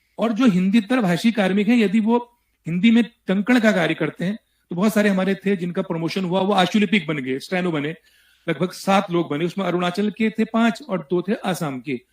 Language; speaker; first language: Hindi; native; Hindi